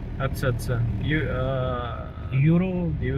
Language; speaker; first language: Hindi; non-native, learner; Nepali